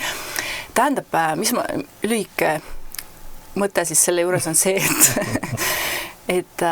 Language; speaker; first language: Estonian; native; Estonian